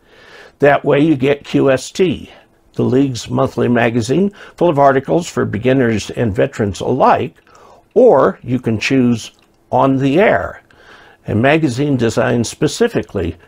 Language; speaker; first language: English; native; English